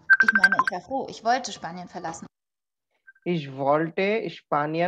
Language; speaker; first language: German; non-native, learner; Bangla